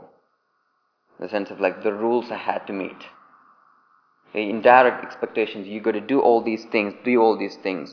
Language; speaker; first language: English; non-native, local second language; Malayalam